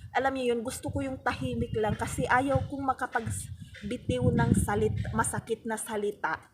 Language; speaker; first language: Filipino; non-native, local second language; Iloko